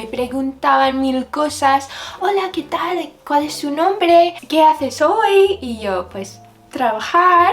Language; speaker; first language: Spanish; non-native, fluent; English